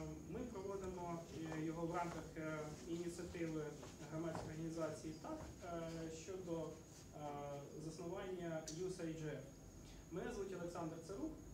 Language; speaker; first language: Ukrainian; native; Ukrainian